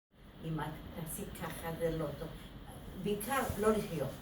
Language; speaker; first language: Hebrew; non-native, fluent; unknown